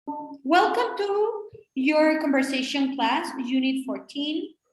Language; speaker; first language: English; non-native, fluent; Spanish